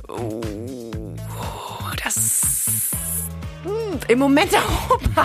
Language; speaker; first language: Luxembourgish; native; Luxembourgish